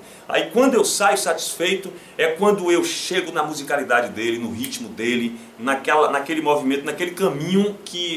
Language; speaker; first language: Portuguese; native; Portuguese